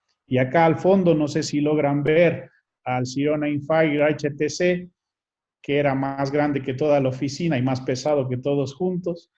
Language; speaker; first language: Spanish; native; Spanish